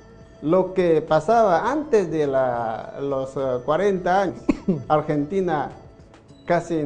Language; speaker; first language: Spanish; non-native, fluent; Chinese